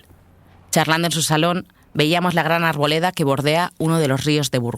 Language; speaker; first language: Spanish; native; Spanish